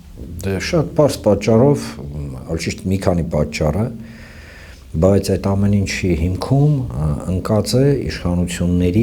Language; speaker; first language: Armenian; native; Armenian